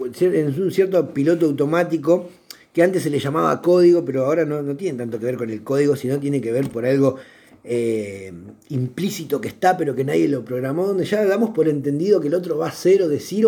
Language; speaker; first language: Spanish; native; Spanish